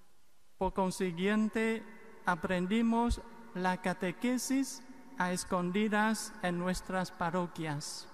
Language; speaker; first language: Spanish; non-native, fluent; Vietnamese